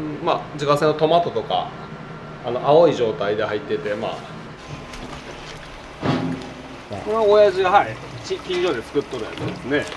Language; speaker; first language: Japanese; native; Japanese